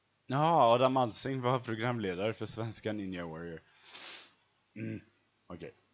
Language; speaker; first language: Swedish; native; Swedish